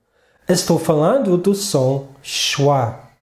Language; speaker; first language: Portuguese; non-native, fluent; English